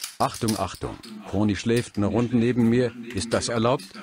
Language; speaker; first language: German; native; German